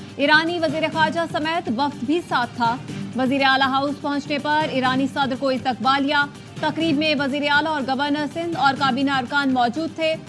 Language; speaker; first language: Urdu; native; Urdu